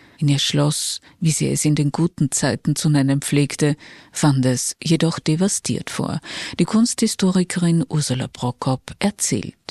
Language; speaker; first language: German; native; German